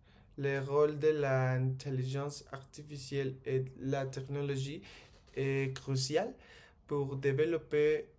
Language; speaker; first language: French; non-native, learner; Spanish